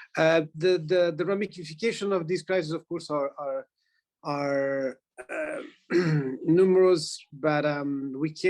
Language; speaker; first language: English; non-native, fluent; Italian